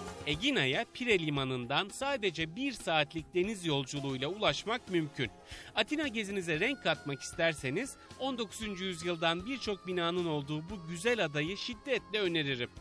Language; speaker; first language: Turkish; native; Turkish